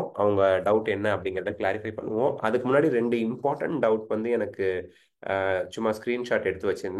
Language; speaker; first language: Tamil; native; Tamil